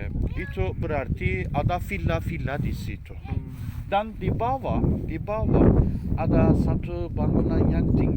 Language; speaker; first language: Indonesian; non-native, fluent; Turkish